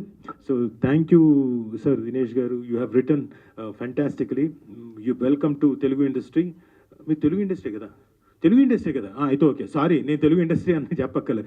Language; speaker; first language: Telugu; native; Telugu